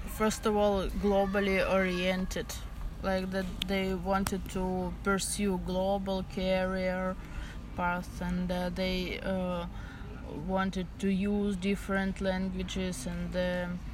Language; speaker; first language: English; non-native, fluent; Russian